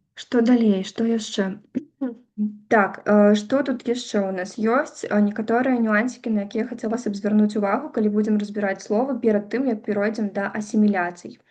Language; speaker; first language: Belarusian; native; Belarusian